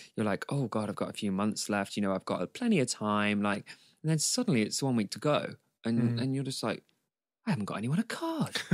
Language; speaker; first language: English; native; English